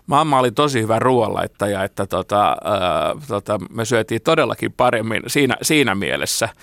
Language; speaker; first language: Finnish; non-native, local second language; Swedish